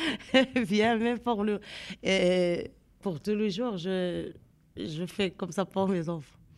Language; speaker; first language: French; non-native, learner; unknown